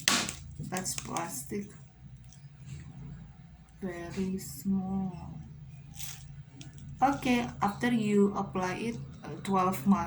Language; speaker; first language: English; non-native, learner; Indonesian